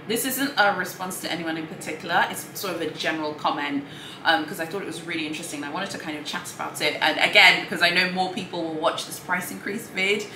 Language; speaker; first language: English; non-native, local second language; Swahili